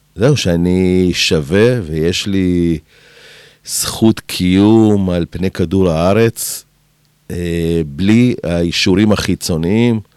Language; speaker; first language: Hebrew; early bilingual, other home language; Spanish